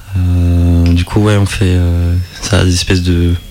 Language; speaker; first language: French; native; French